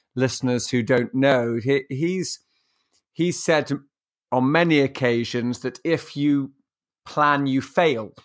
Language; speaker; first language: English; native; English